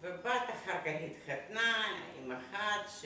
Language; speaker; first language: Hebrew; non-native, fluent; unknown